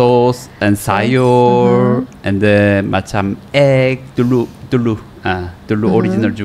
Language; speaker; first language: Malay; non-native, learner; Korean